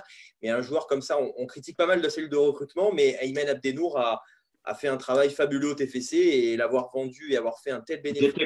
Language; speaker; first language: French; native; French